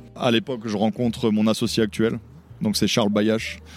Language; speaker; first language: French; native; French